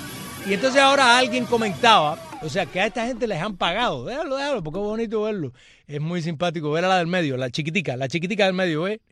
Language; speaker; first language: Spanish; native; Spanish